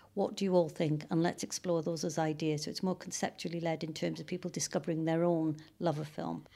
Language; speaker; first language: English; native; English